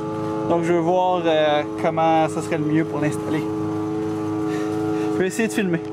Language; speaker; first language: French; native; French